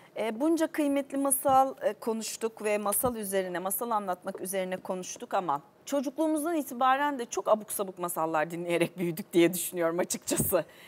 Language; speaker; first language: Turkish; native; Turkish